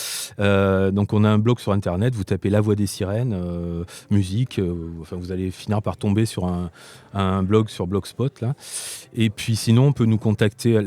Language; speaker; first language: French; native; French